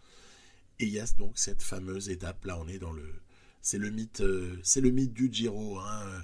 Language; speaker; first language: French; native; French